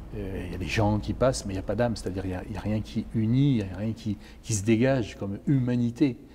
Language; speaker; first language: French; native; French